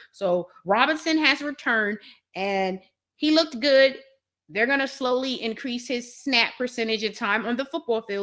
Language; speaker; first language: English; native; English